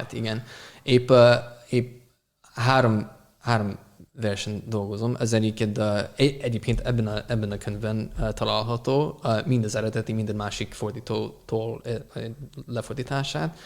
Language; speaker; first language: Hungarian; non-native, fluent; English